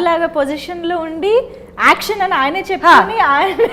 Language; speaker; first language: Telugu; native; Telugu